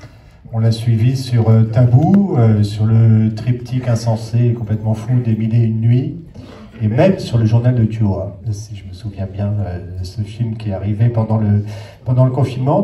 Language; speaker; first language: French; native; French